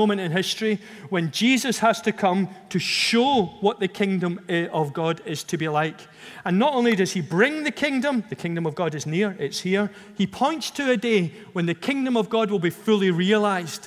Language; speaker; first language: English; native; English